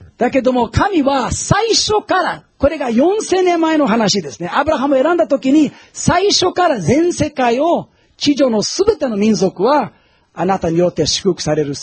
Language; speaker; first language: Japanese; non-native, fluent; Portuguese